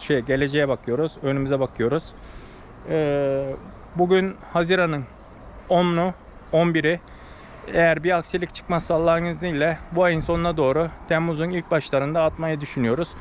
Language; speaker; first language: Turkish; native; Turkish